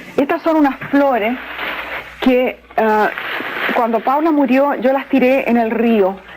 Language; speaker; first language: Spanish; native; Spanish